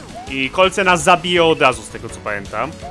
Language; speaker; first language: Polish; native; Polish